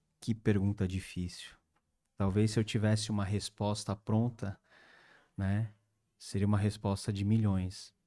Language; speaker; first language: Portuguese; early bilingual, other home language; Korean